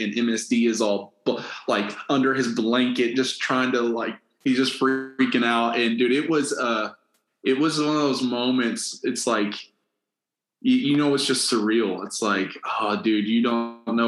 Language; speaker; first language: English; native; English